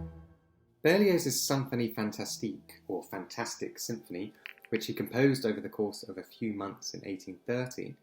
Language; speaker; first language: English; native; English